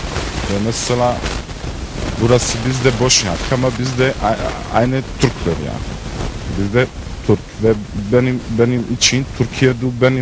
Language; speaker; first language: Turkish; non-native, learner; Bosnian